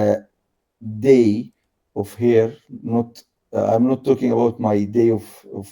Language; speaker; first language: English; non-native, learner; Arabic